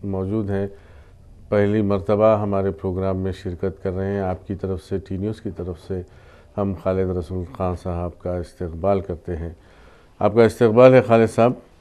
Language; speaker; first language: Hindi; non-native, local second language; Urdu